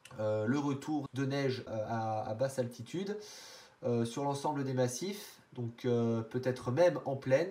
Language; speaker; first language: French; native; French